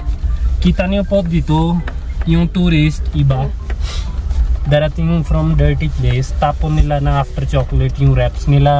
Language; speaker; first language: Filipino; non-native, learner; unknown